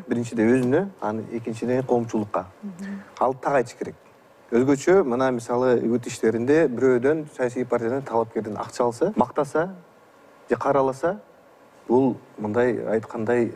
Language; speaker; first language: Kyrgyz; native; Kyrgyz